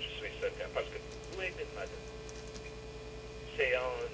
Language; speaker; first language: French; non-native, fluent; English